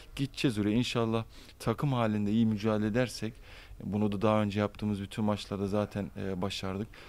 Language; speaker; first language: Turkish; early bilingual, heritage; Turkish